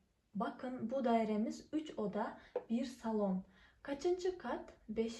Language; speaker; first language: Turkish; non-native, fluent; Kazakh